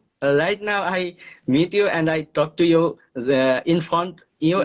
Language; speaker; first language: English; non-native, learner; Bangla